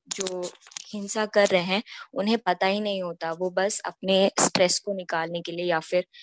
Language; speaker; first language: Hindi; non-native, local second language; Telugu